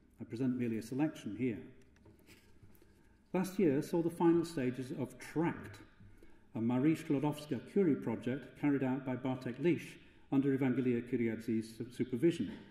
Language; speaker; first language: English; native; English